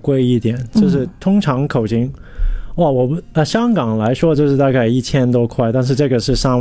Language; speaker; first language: Chinese; non-native, local second language; Cantonese